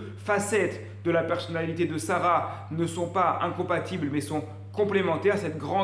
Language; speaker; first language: French; native; French